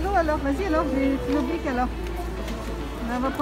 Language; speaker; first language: French; native; French